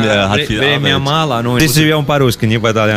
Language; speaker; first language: Russian; non-native, learner; Italian